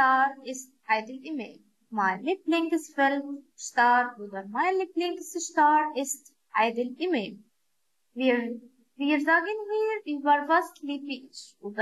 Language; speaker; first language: German; non-native, learner; Arabic